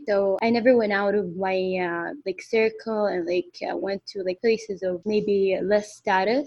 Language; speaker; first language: English; non-native, fluent; Arabic